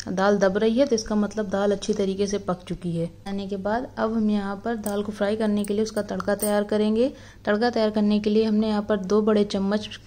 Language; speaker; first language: Hindi; native; Hindi